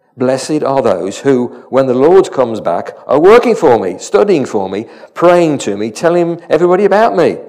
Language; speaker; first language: English; native; English